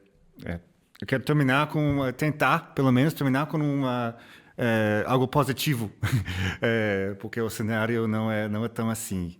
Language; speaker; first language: Portuguese; non-native, fluent; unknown